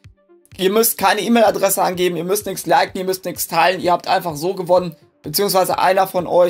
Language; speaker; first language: German; native; German